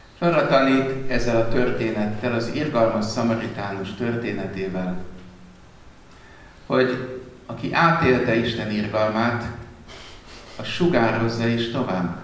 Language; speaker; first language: Hungarian; native; Hungarian